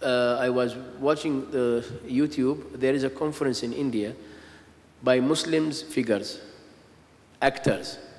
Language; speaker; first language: English; non-native, fluent; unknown